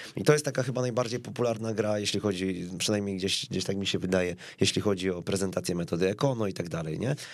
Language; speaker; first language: Polish; native; Polish